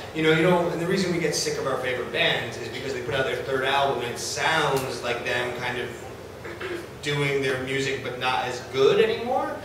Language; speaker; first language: English; native; English